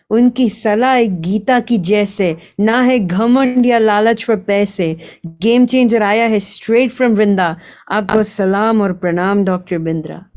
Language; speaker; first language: Hindi; early bilingual, heritage; Gujarati